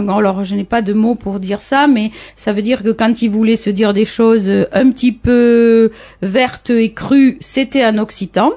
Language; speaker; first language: French; native; French